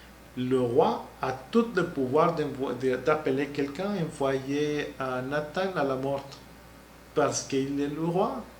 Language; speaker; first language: French; non-native, learner; Spanish